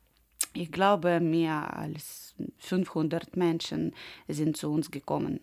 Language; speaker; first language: German; non-native, learner; Ukrainian